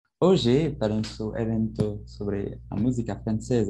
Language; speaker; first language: Portuguese; non-native, learner; French